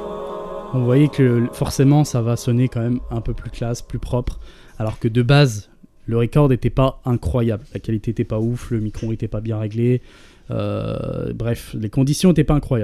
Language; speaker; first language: French; native; French